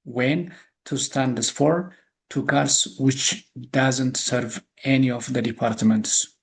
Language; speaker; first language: English; non-native, local second language; Amharic